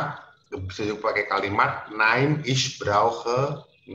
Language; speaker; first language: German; non-native, fluent; Indonesian